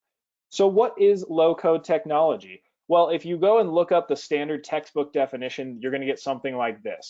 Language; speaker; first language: English; native; English